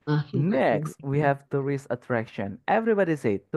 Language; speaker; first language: English; non-native, fluent; Indonesian